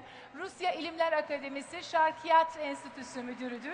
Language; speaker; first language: Turkish; native; Turkish